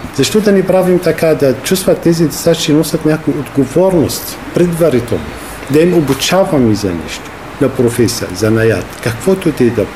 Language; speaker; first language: Bulgarian; non-native, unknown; Arabic